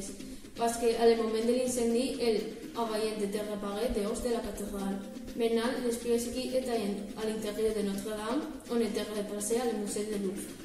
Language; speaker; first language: French; non-native, learner; Spanish